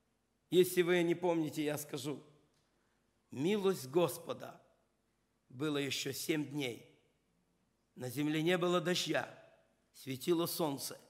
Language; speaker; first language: Russian; non-native, local second language; Ukrainian